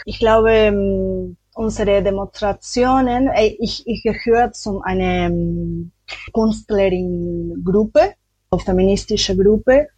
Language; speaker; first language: German; non-native, learner; Spanish